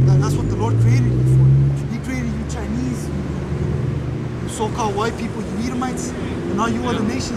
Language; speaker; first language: English; native; English